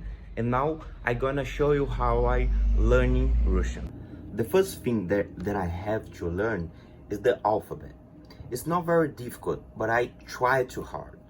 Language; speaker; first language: English; non-native, learner; Portuguese